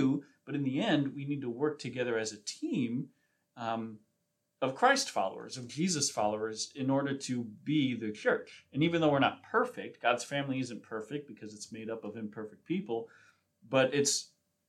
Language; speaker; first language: English; native; English